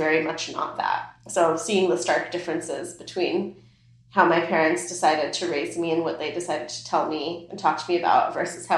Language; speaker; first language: English; early bilingual, other home language; Persian